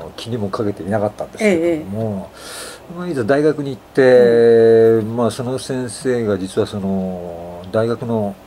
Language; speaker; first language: Japanese; native; Japanese